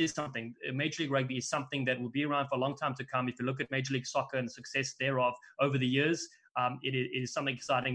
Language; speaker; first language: English; native; English